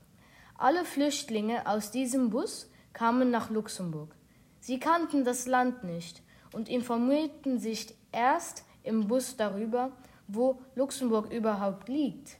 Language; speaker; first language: German; non-native, local second language; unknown